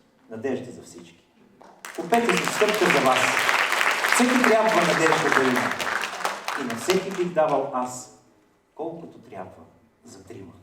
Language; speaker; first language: Bulgarian; native; Bulgarian